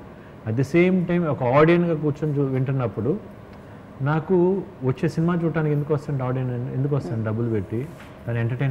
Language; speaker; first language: Telugu; native; Telugu